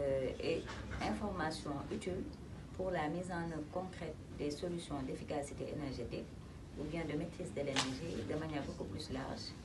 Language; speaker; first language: French; non-native, local second language; Wolof